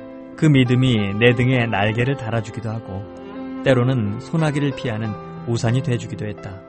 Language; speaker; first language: Korean; native; Korean